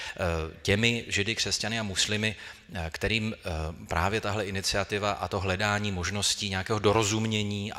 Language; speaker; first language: Czech; native; Czech